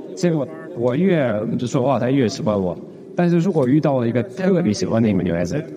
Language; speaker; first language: Chinese; non-native, fluent; Russian